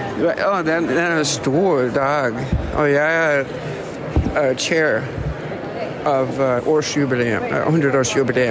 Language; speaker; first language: Norwegian; non-native, learner; English